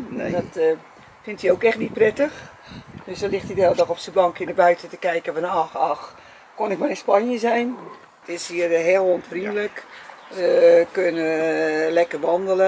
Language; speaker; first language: Dutch; native; Dutch